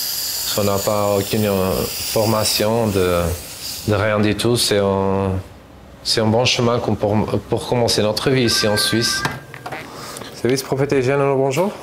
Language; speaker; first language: French; non-native, fluent; Portuguese